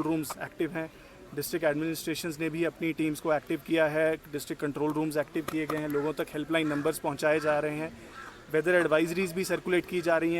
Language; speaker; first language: Hindi; native; Hindi